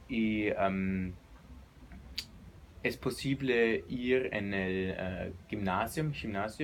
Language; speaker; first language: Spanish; non-native, learner; German